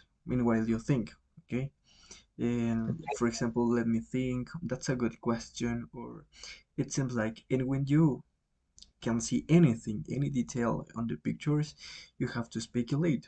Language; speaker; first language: English; non-native, fluent; Spanish